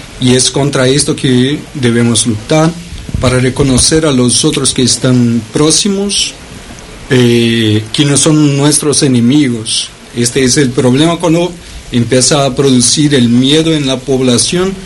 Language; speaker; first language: Spanish; non-native, fluent; Portuguese